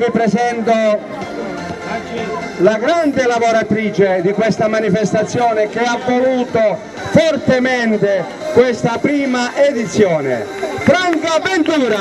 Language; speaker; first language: Italian; native; Italian